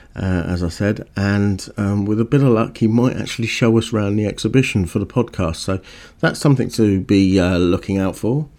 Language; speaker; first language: English; native; English